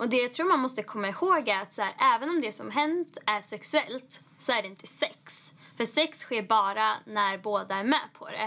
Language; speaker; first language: Swedish; native; Swedish